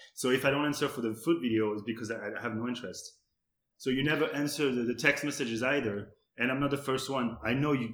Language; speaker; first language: English; non-native, fluent; French